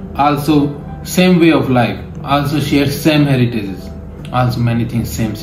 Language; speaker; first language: English; non-native, local second language; Hindi